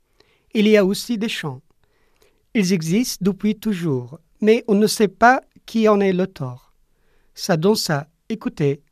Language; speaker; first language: French; non-native, fluent; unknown